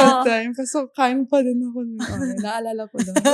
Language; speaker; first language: Filipino; non-native, learner; Japanese